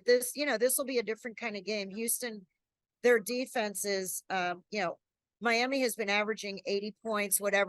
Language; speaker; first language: English; native; English